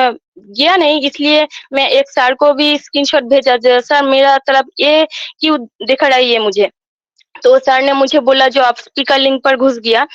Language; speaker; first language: Hindi; non-native, local second language; Bangla